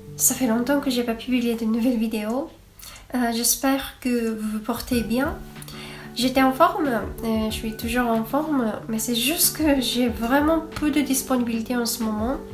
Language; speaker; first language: French; non-native, fluent; Japanese